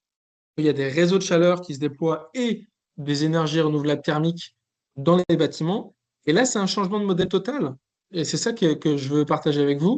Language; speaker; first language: French; native; French